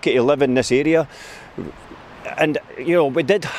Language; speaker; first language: English; native; English